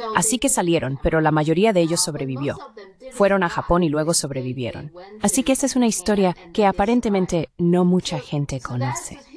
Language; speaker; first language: Spanish; non-native, fluent; Chinese